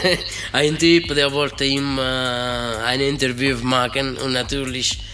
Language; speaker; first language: German; non-native, learner; Italian